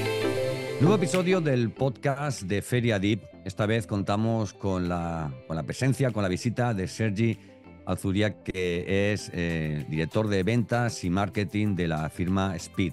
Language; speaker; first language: Spanish; native; Spanish